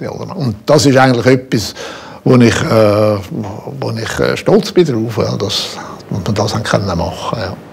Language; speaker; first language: German; native; German